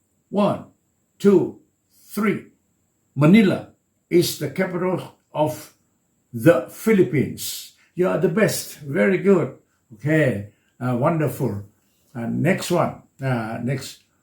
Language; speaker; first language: English; non-native, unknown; Thai